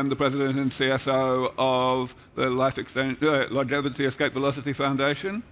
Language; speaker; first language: English; native; English